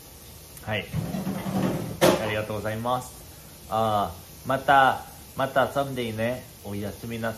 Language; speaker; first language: Japanese; non-native, learner; Korean